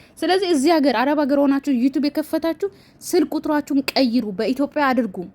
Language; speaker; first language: Amharic; native; Amharic